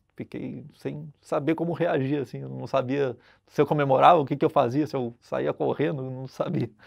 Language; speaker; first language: Portuguese; native; Portuguese